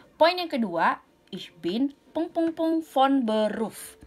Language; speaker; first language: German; non-native, learner; Indonesian